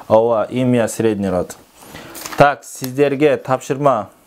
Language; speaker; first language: Russian; non-native, local second language; Kyrgyz